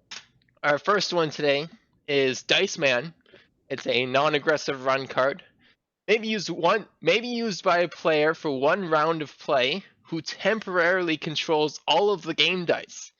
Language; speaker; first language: English; native; English